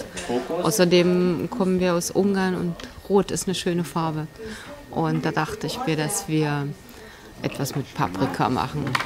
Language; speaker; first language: German; non-native, fluent; Hungarian